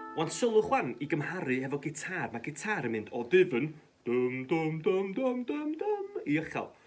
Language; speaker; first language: Welsh; native; Welsh